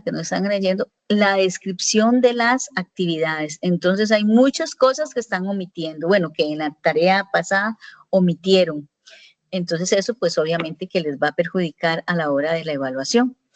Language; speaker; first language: Spanish; native; Spanish